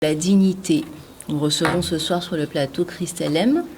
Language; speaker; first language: French; native; French